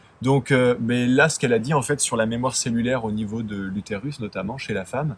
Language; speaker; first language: French; native; French